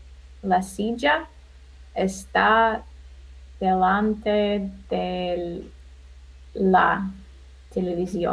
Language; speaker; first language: Spanish; non-native, learner; Russian